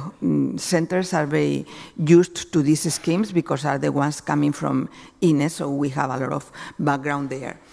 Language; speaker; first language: English; non-native, fluent; Spanish